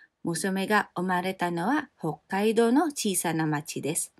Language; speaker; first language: Japanese; non-native, fluent; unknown